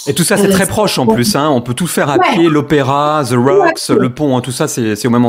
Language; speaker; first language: French; native; French